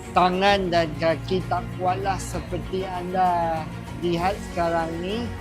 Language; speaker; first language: Malay; non-native, local second language; Chinese